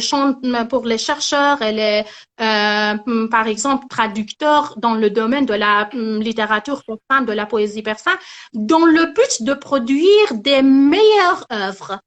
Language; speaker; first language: French; non-native, learner; Persian